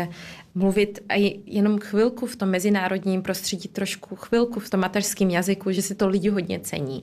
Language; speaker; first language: Czech; early bilingual, heritage; Czech